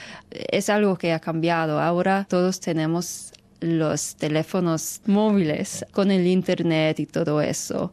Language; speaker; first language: Spanish; non-native, fluent; English